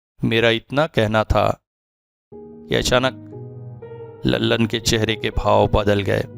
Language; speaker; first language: Hindi; native; Hindi